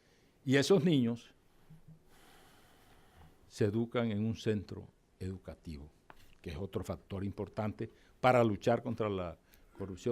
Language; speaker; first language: Spanish; native; Spanish